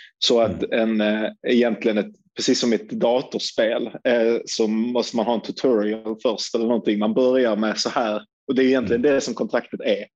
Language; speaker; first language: Swedish; early bilingual, other home language; Turkish